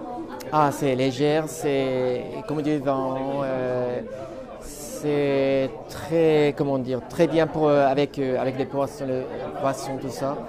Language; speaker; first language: French; non-native, fluent; Japanese